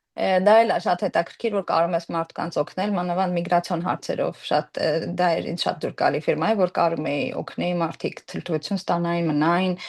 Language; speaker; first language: Armenian; early bilingual, heritage; Armenian